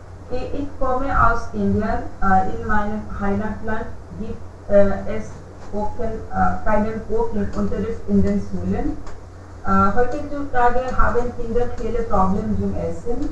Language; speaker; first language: German; non-native, learner; Hindi